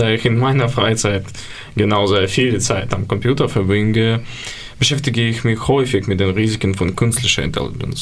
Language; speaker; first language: German; non-native, learner; Ukrainian